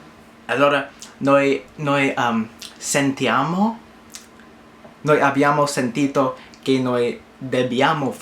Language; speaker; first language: Italian; non-native, learner; English